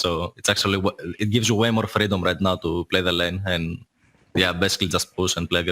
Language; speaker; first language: English; non-native, fluent; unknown